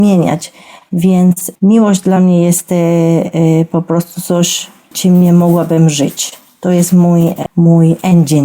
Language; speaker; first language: Polish; non-native, fluent; Spanish